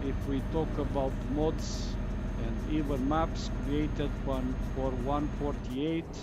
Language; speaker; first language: English; non-native, fluent; Romanian